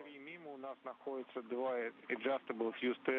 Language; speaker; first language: Russian; native; Russian